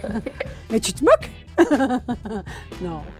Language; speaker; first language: French; native; French